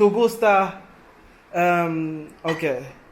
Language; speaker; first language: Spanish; non-native, learner; English